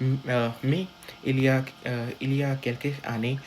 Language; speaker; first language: French; non-native, learner; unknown